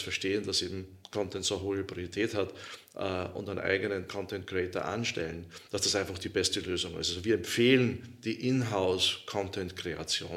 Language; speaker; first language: German; native; German